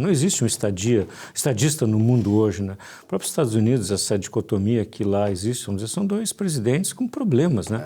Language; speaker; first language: Portuguese; native; Portuguese